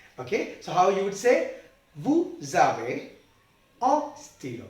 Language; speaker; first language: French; non-native, fluent; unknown